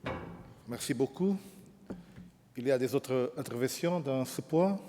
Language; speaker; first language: French; non-native, fluent; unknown